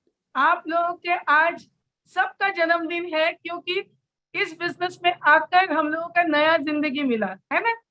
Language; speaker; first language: Hindi; non-native, local second language; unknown